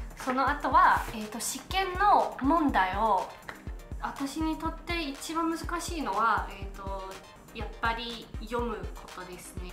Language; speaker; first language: Japanese; non-native, learner; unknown